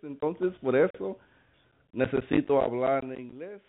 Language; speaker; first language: Spanish; non-native, learner; English